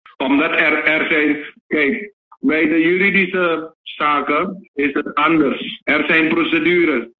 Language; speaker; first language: Dutch; native; Dutch